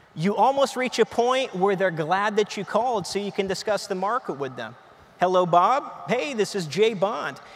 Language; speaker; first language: English; native; English